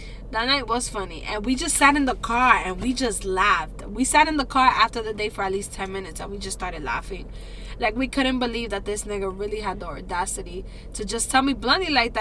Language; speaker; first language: English; early bilingual, other home language; Spanish